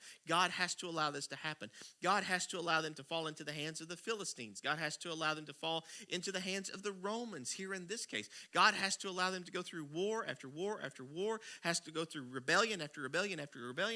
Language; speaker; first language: English; native; English